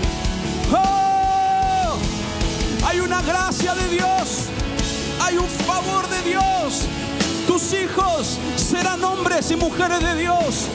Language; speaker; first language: Spanish; native; Spanish